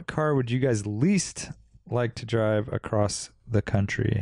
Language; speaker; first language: English; native; English